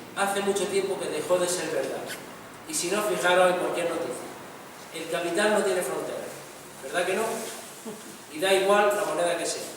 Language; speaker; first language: Spanish; native; Spanish